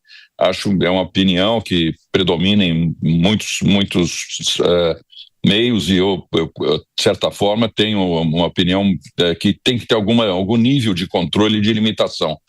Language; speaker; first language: Portuguese; native; Portuguese